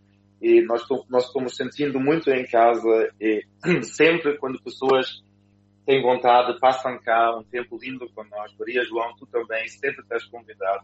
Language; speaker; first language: Portuguese; non-native, fluent; German